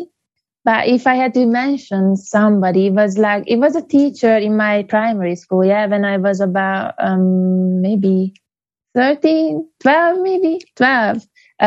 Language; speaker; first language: English; non-native, fluent; Hungarian